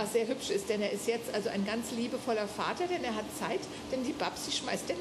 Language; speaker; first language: German; native; German